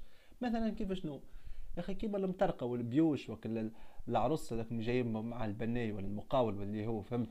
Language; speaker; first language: Arabic; native; Arabic